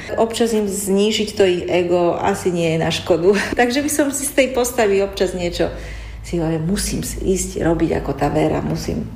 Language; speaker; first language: Slovak; native; Slovak